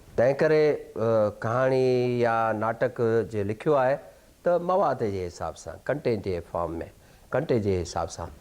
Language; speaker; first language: Sindhi; native; Sindhi